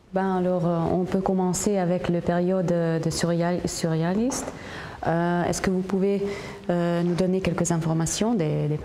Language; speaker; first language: French; non-native, fluent; Hungarian